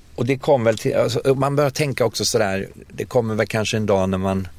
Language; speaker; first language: Swedish; native; Swedish